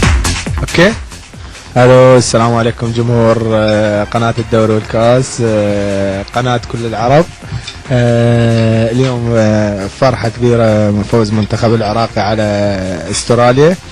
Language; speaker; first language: Arabic; native; Arabic